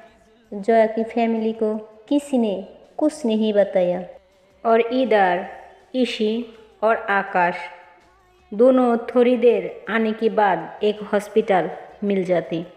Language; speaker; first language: Hindi; non-native, local second language; Bangla